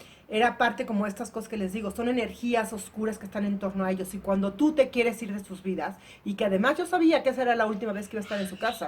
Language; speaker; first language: Spanish; native; Spanish